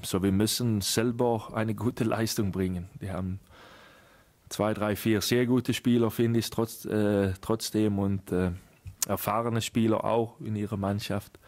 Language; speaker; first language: German; non-native, fluent; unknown